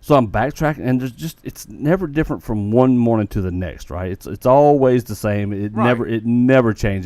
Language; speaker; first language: English; native; English